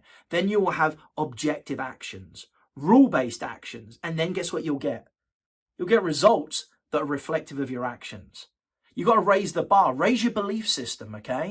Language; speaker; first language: English; native; English